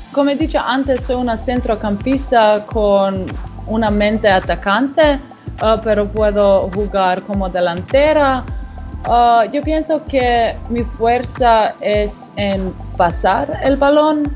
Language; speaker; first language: Spanish; non-native, learner; Slovenian